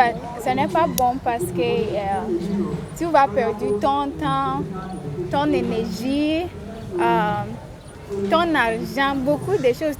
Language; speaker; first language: French; non-native, learner; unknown